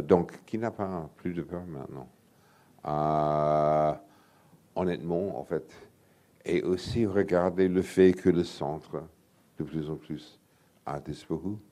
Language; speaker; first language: French; non-native, fluent; English